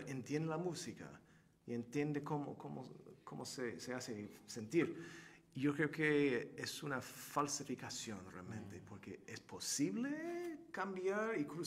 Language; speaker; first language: Spanish; non-native, fluent; Turkish